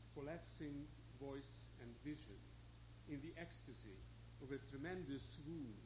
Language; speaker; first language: English; non-native, fluent; Hungarian